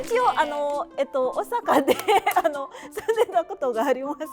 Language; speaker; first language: Japanese; non-native, fluent; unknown